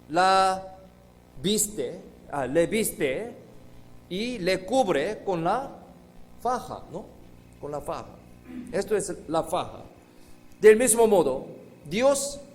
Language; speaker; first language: Spanish; non-native, fluent; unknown